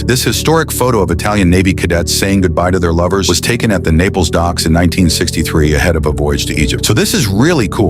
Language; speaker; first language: English; native; English